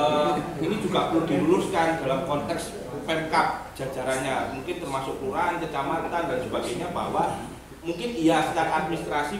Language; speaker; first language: Indonesian; native; Indonesian